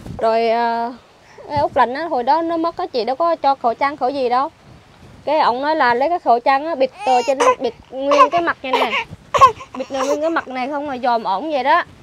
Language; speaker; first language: Vietnamese; non-native, local second language; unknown